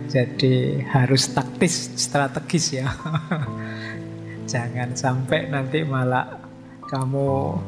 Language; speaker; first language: Indonesian; native; Indonesian